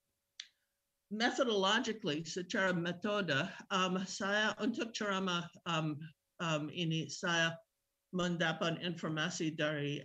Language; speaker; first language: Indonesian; non-native, fluent; English